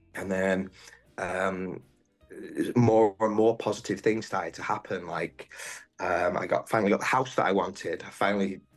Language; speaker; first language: English; native; English